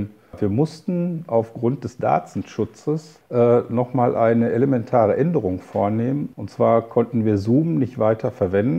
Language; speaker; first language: German; native; German